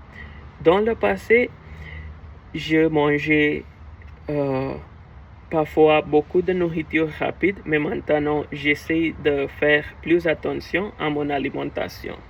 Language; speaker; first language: French; non-native, learner; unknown